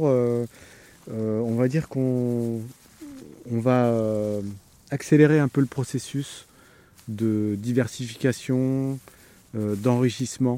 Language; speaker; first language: French; native; French